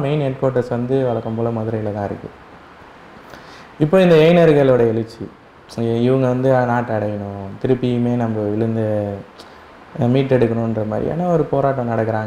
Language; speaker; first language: Tamil; native; Tamil